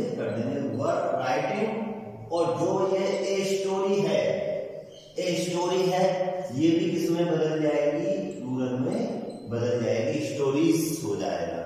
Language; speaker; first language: Hindi; native; Hindi